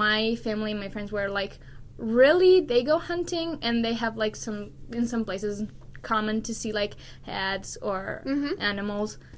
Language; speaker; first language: English; non-native, fluent; Italian